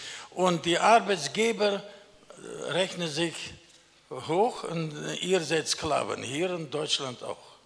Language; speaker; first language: German; early bilingual, other home language; Russian